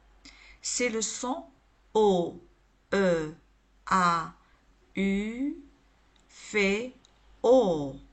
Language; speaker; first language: French; non-native, local second language; Arabic